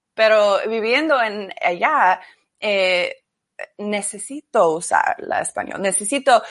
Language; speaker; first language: Spanish; non-native, learner; English